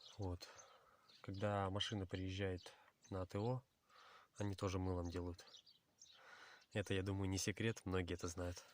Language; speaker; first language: Russian; native; Russian